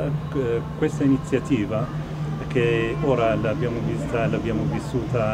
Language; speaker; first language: Italian; non-native, fluent; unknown